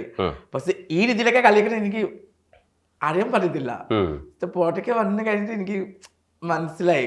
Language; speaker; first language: Malayalam; non-native, learner; Assamese